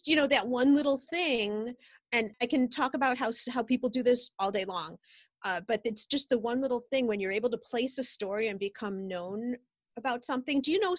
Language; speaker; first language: English; native; English